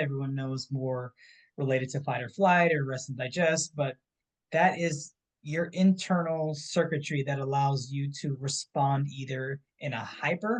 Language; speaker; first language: English; native; English